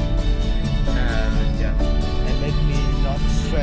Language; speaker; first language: English; non-native, learner; Vietnamese